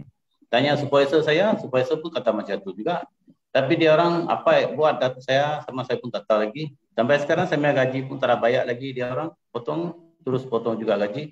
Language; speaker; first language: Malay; non-native, local second language; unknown